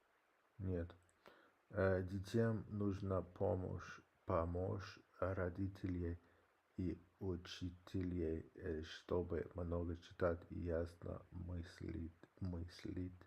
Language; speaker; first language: Russian; non-native, learner; English